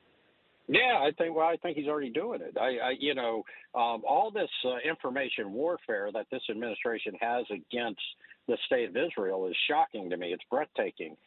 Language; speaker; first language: English; native; English